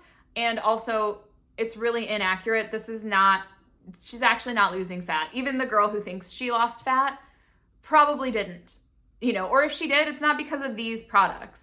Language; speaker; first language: English; native; English